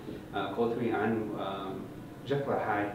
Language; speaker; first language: Vietnamese; early bilingual, heritage; Vietnamese